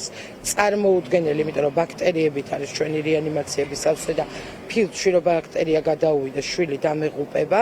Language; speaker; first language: Georgian; native; Georgian